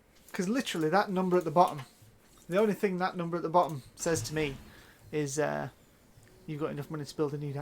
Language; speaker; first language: English; native; English